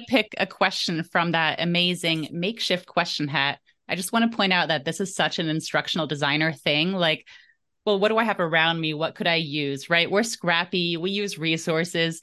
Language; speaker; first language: English; early bilingual, other home language; German